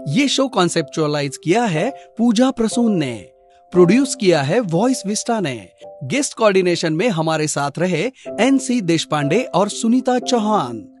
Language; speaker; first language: Hindi; non-native, local second language; Marathi